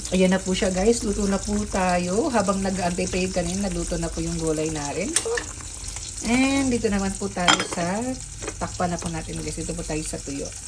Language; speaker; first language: Filipino; non-native, local second language; Cebuano